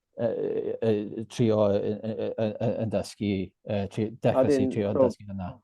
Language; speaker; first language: Welsh; non-native, local second language; English